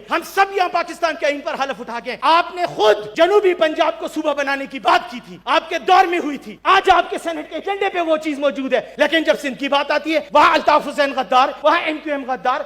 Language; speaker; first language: Urdu; non-native, local second language; Pashto